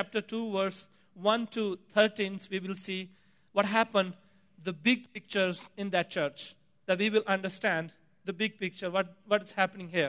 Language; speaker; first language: English; non-native, local second language; Punjabi